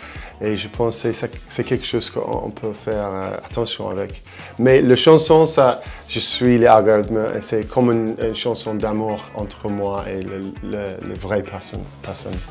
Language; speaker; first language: French; non-native, fluent; English